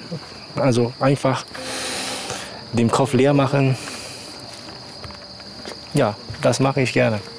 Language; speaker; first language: German; non-native, fluent; Chinese